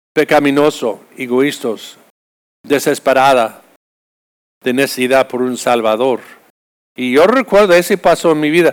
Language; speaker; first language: Spanish; non-native, fluent; English